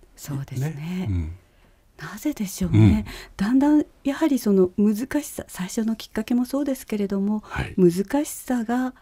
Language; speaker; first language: Japanese; native; Japanese